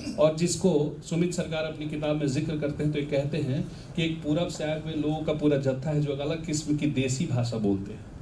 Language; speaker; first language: Hindi; non-native, local second language; Bhojpuri